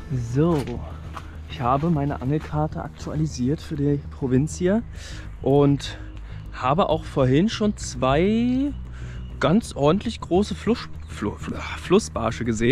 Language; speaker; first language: German; native; German